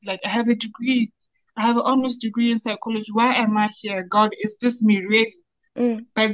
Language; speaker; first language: English; non-native, local second language; Southern Sotho